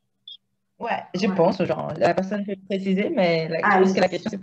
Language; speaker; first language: French; non-native, fluent; Portuguese